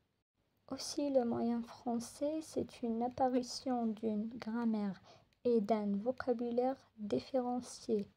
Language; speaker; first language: French; non-native, local second language; Arabic